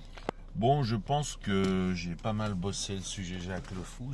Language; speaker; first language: French; native; French